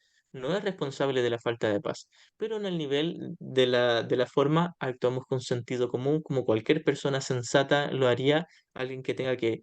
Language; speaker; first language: Spanish; native; Spanish